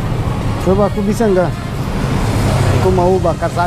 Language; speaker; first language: Indonesian; non-native, learner; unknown